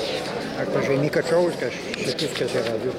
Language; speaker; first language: French; native; French